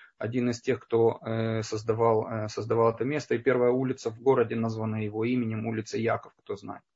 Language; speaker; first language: Russian; native; Russian